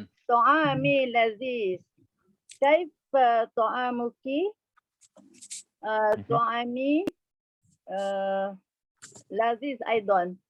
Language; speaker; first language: Arabic; non-native, learner; Malay